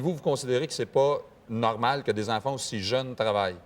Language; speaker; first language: French; native; French